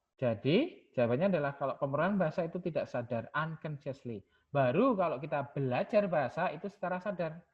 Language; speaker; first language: Indonesian; non-native, local second language; Javanese